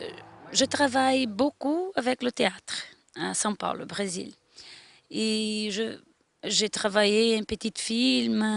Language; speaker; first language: French; non-native, learner; Portuguese